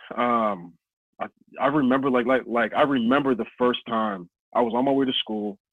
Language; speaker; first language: English; native; English